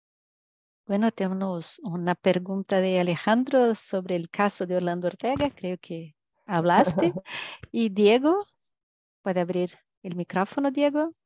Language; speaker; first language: Spanish; non-native, fluent; Portuguese